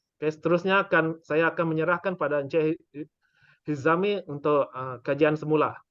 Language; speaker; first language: Malay; non-native, local second language; Iban